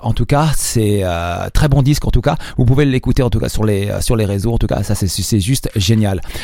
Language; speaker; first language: French; non-native, local second language; Arabic